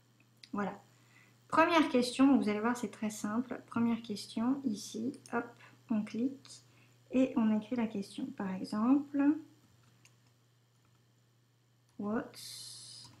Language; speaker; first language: French; native; French